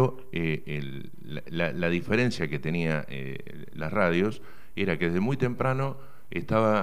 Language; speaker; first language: Spanish; native; Spanish